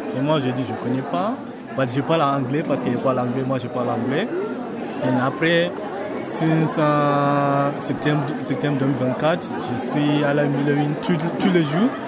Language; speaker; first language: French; non-native, learner; English